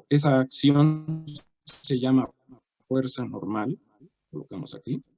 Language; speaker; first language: Spanish; native; Spanish